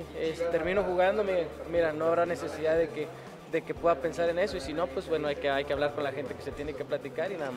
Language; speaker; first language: Spanish; native; Spanish